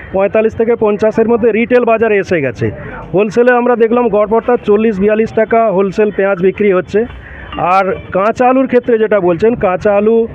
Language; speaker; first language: Bangla; native; Bangla